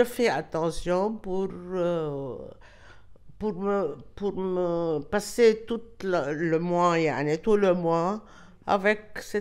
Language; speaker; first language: French; non-native, local second language; Arabic